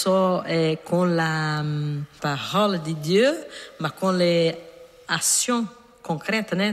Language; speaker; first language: French; non-native, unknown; Portuguese